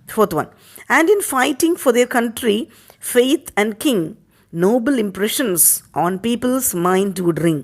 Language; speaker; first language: English; non-native, local second language; Tamil